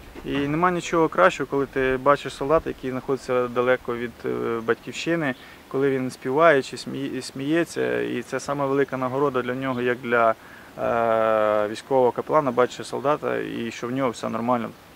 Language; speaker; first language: Ukrainian; native; Ukrainian